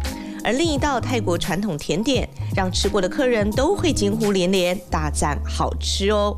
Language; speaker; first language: Chinese; native; Chinese